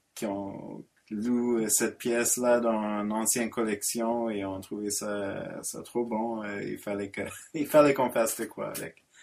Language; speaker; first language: French; non-native, local second language; English